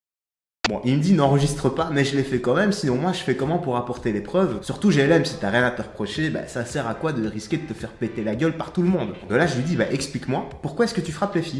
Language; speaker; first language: French; native; French